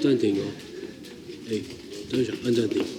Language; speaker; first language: Chinese; native; Chinese